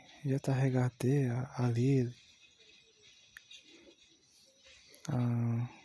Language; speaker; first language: French; non-native, learner; Portuguese